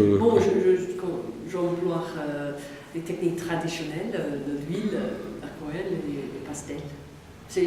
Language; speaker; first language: French; non-native, learner; English